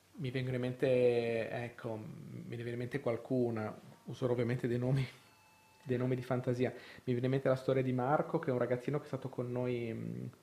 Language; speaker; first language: Italian; native; Italian